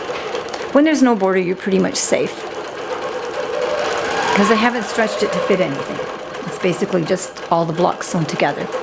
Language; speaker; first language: English; native; English